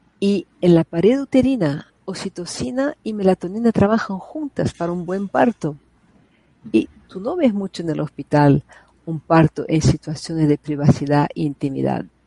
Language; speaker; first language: Spanish; non-native, fluent; Portuguese